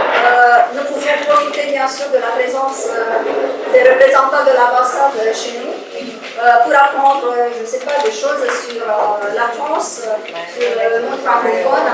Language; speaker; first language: French; non-native, fluent; Romanian